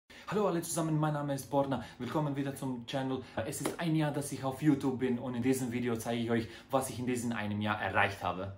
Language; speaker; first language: German; non-native, fluent; Croatian